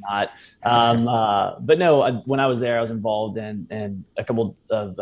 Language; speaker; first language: English; native; English